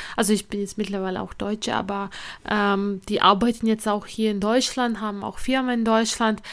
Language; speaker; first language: German; non-native, fluent; Latvian